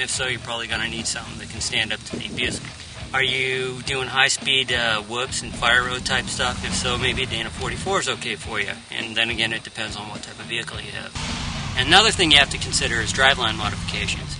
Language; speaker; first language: English; native; English